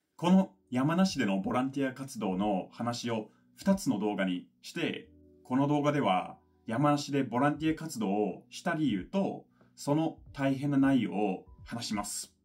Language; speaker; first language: Japanese; non-native, fluent; English